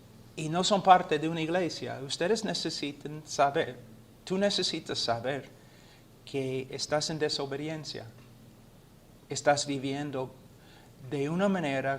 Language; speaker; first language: Spanish; non-native, fluent; English